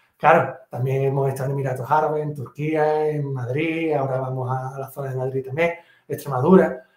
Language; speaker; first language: Spanish; native; Spanish